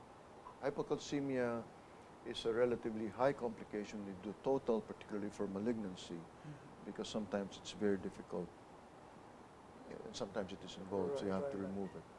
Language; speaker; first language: English; non-native, local second language; Filipino